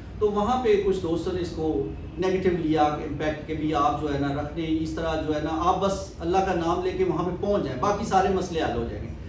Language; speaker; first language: Urdu; non-native, local second language; Punjabi